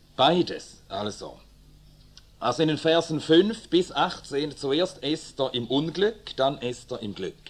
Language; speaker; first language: German; early bilingual, other home language; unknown